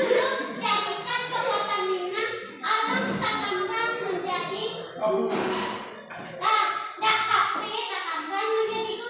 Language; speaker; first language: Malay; non-native, local second language; Minangkabau